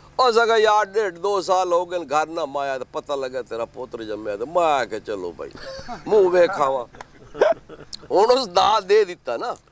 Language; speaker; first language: Punjabi; non-native, local second language; Saraiki